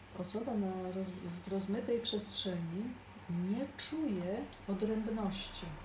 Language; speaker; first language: Polish; native; Polish